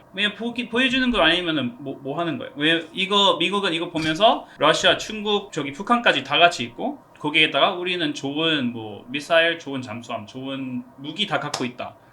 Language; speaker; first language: Korean; non-native, fluent; English